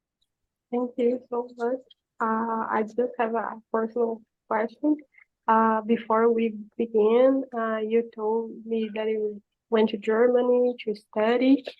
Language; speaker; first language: English; non-native, fluent; Portuguese